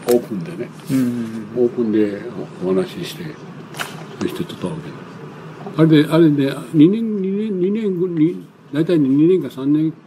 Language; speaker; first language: Japanese; non-native, local second language; Chinese